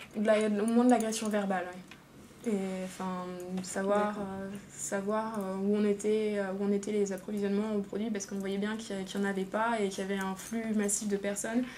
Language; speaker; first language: French; native; French